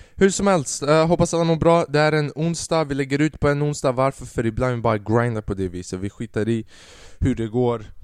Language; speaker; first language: Swedish; early bilingual, other home language; Albanian